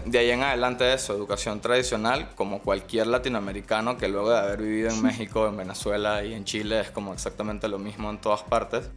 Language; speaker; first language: Spanish; native; Spanish